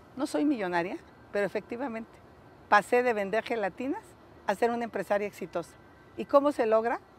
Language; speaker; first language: Spanish; native; Spanish